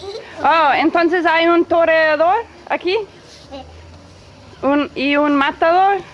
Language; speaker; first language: Spanish; non-native, learner; English